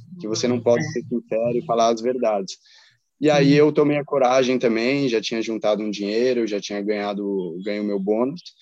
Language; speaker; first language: Portuguese; native; Portuguese